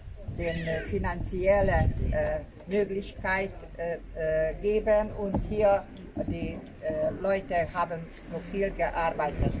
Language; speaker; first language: German; non-native, learner; Hungarian